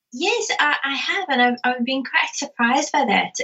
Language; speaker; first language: English; native; English